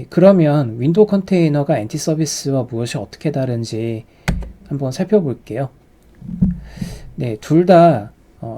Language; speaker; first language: Korean; native; Korean